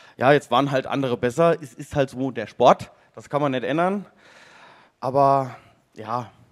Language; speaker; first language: German; native; German